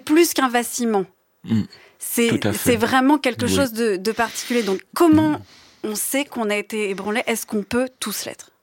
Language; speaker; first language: French; native; French